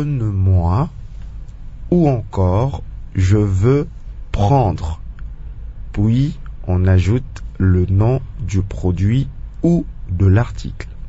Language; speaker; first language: French; non-native, local second language; Kongo